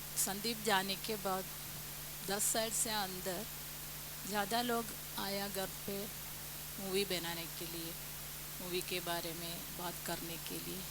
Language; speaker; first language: Hindi; non-native, local second language; Malayalam